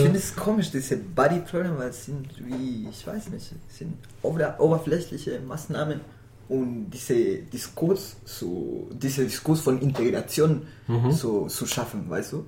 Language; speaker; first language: German; non-native, fluent; Spanish